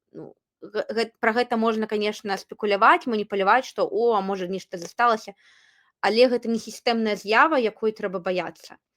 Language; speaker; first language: Belarusian; native; Belarusian